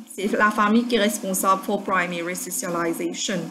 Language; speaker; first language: French; non-native, local second language; Morisyen